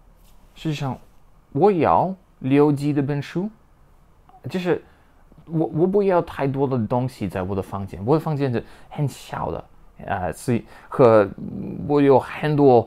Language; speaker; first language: Chinese; non-native, learner; English